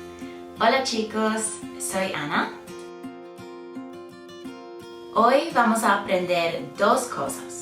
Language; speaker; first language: Spanish; non-native, fluent; English